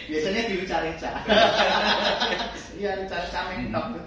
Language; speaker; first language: Indonesian; non-native, local second language; Javanese